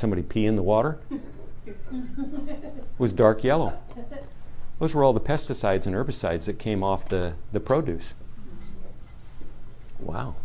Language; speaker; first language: English; native; English